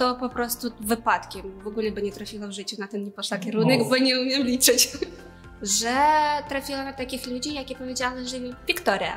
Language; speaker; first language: Polish; non-native, learner; Ukrainian